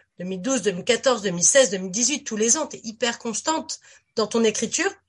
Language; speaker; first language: French; native; French